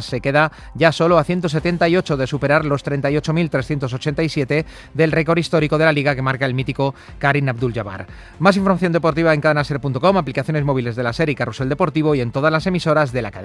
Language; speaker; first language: Spanish; native; Spanish